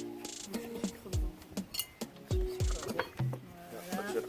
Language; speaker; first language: French; native; French